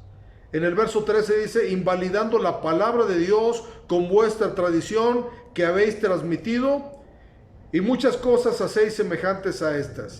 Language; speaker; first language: Spanish; native; Spanish